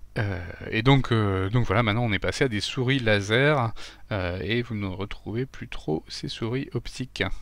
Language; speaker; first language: French; native; French